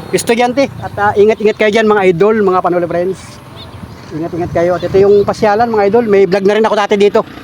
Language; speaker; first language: Filipino; native; Filipino